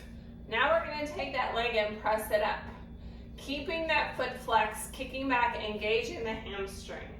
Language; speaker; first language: English; native; English